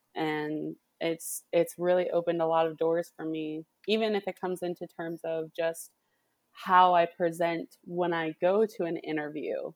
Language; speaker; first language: English; native; English